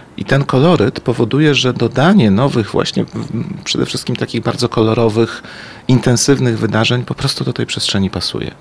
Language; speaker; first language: Polish; native; Polish